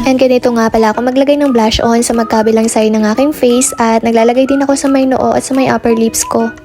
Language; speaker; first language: Filipino; native; Filipino